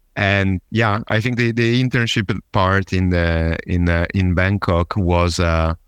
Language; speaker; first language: English; non-native, fluent; Italian